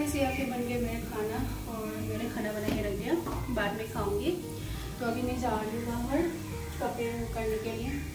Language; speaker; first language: Hindi; non-native, local second language; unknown